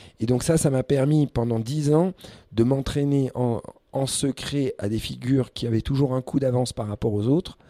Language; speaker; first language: French; early bilingual, other home language; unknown